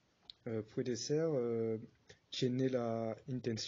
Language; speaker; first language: Spanish; non-native, learner; French